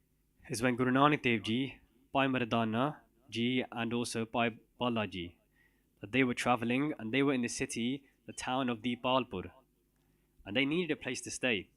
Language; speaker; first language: English; non-native, local second language; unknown